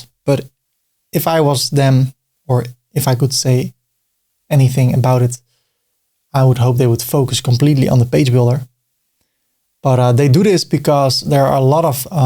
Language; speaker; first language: English; non-native, fluent; Dutch